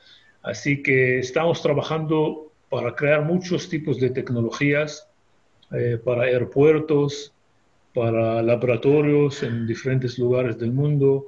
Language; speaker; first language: Spanish; non-native, fluent; Hebrew